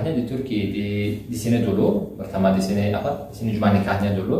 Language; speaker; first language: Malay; non-native, learner; Turkish